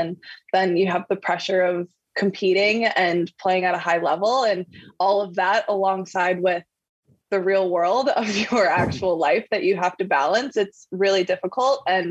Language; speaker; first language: English; native; English